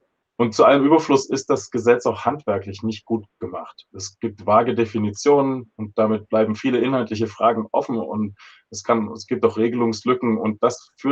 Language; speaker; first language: German; native; German